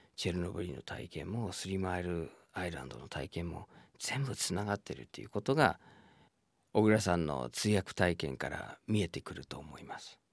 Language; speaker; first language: Japanese; non-native, fluent; English